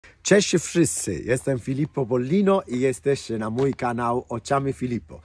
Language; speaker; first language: Polish; non-native, fluent; Italian